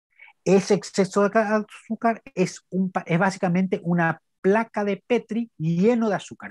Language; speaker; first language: Spanish; native; Spanish